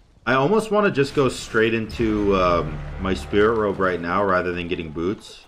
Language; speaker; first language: English; native; English